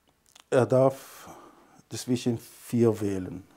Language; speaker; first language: German; non-native, fluent; Arabic